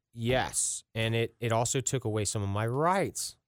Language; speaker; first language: English; native; English